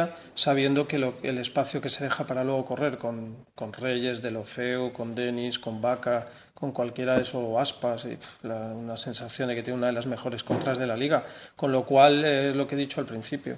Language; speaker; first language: Spanish; native; Spanish